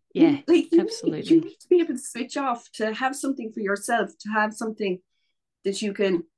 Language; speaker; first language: English; native; English